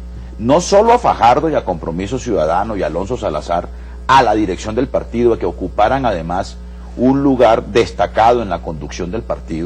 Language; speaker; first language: Spanish; native; Spanish